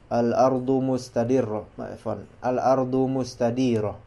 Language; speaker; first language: Arabic; non-native, fluent; Indonesian